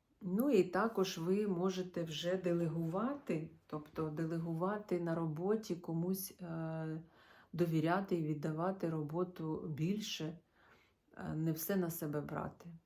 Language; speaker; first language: Ukrainian; non-native, local second language; Russian